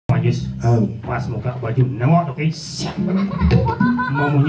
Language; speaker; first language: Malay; non-native, local second language; Balinese